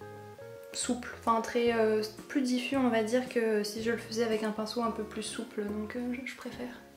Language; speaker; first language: French; native; French